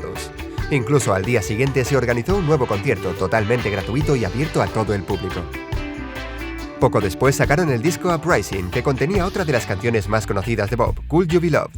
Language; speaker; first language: Spanish; native; Spanish